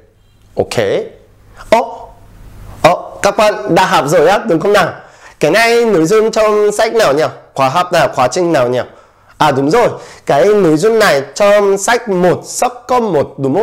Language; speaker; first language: Vietnamese; non-native, fluent; Korean